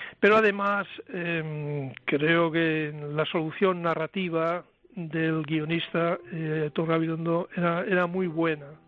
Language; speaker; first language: Spanish; native; Spanish